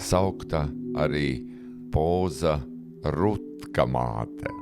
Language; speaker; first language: Latvian; native; Latvian